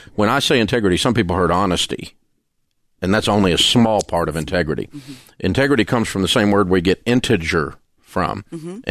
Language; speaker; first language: English; native; English